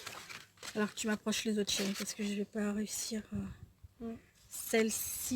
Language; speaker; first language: French; native; French